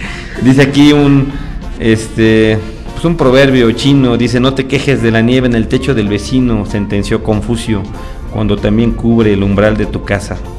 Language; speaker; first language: Spanish; native; Spanish